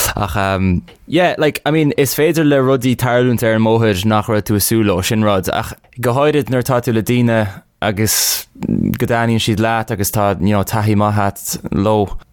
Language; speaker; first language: Irish; non-native, local second language; English